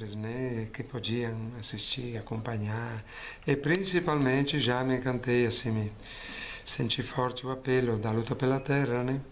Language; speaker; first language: Portuguese; non-native, fluent; Italian